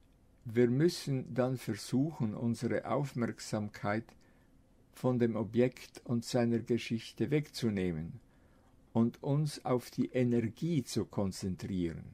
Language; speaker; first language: German; non-native, fluent; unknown